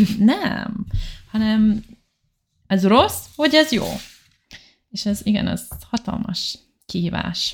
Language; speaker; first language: Hungarian; non-native, learner; English